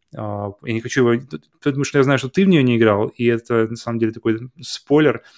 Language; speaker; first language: Russian; native; Russian